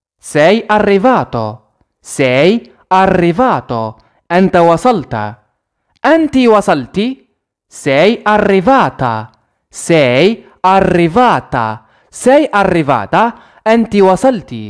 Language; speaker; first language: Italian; non-native, fluent; Arabic